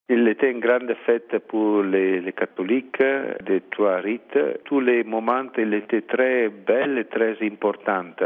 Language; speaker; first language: French; non-native, learner; Italian